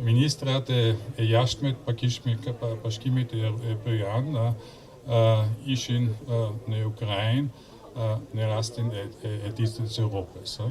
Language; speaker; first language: Albanian; non-native, learner; German